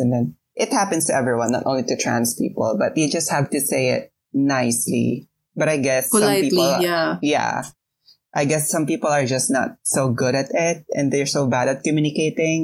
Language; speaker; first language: English; non-native, local second language; Filipino